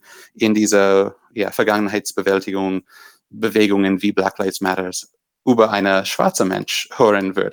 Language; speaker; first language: German; non-native, fluent; English